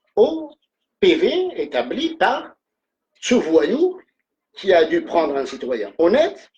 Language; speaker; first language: French; non-native, local second language; Arabic